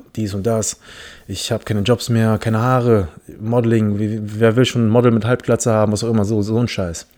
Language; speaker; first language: German; early bilingual, other home language; English